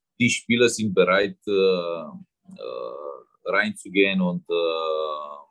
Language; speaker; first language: German; non-native, fluent; Romanian